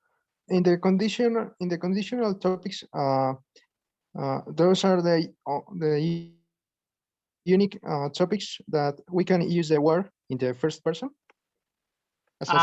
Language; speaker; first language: English; non-native, learner; Spanish